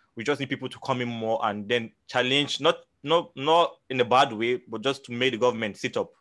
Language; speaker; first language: English; non-native, local second language; Hausa